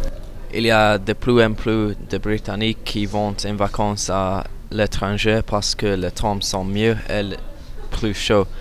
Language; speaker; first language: French; non-native, learner; English